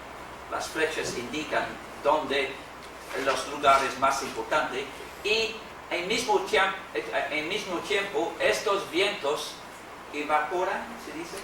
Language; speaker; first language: Spanish; non-native, fluent; English